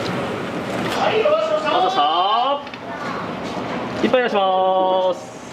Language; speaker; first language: Japanese; native; Japanese